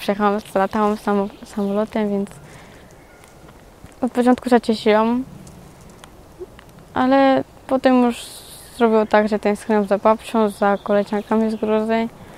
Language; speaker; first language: Polish; early bilingual, other home language; Georgian